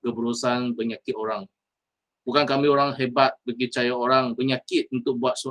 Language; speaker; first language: Malay; non-native, local second language; Chinese